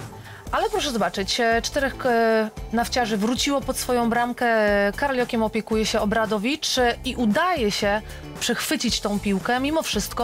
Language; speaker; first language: Polish; native; Polish